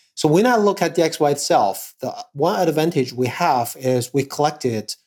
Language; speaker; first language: English; non-native, fluent; Chinese